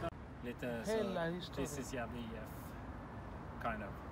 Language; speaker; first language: Swedish; native; Swedish